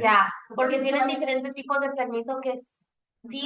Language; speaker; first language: Spanish; early bilingual, other home language; English